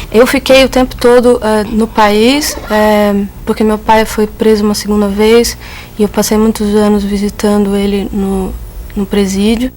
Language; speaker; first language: Portuguese; native; Portuguese